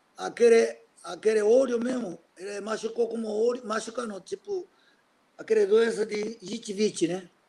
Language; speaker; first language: Portuguese; non-native, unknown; Japanese